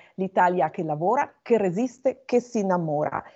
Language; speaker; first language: Italian; native; Italian